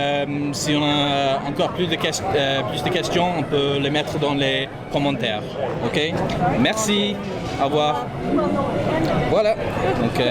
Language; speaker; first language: French; non-native, fluent; English